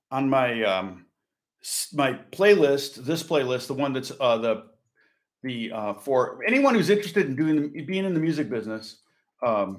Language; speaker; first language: English; native; English